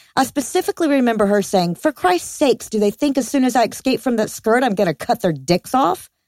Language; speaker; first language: English; native; English